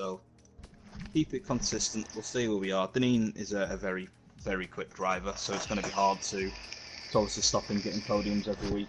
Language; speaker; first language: English; native; English